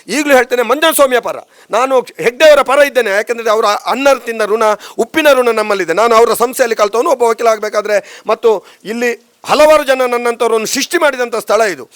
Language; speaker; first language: Kannada; native; Kannada